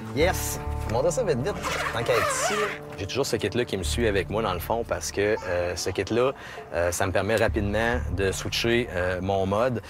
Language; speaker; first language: French; native; French